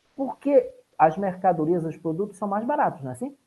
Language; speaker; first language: Portuguese; native; Portuguese